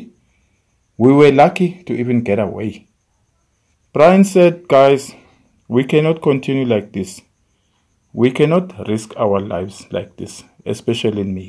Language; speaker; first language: English; non-native, local second language; Zulu